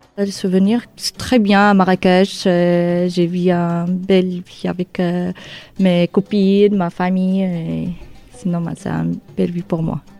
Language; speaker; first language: French; non-native, local second language; Arabic